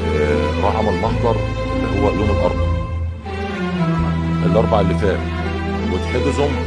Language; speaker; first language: Arabic; native; Arabic